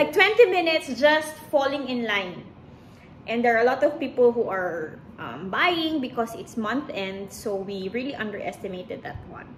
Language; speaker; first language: English; non-native, local second language; Hiligaynon